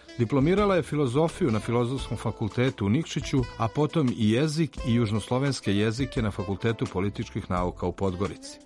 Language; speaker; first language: Serbian; native; Serbian